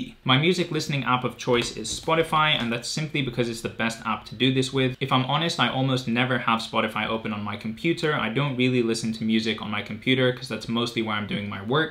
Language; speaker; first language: English; native; English